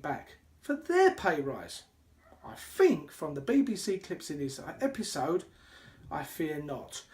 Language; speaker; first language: English; native; English